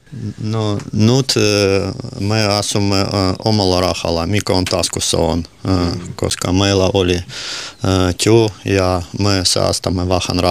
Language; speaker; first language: Finnish; non-native, learner; Russian